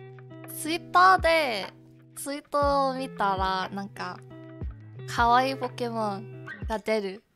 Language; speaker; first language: Japanese; non-native, learner; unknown